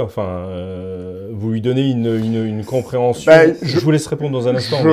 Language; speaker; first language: French; native; French